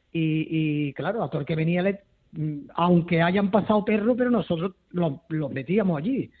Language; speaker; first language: Spanish; native; Spanish